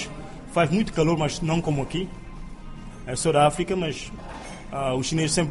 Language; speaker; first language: Portuguese; non-native, local second language; Kabuverdianu